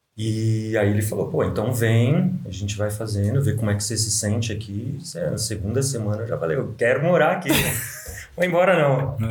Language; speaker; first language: Portuguese; native; Portuguese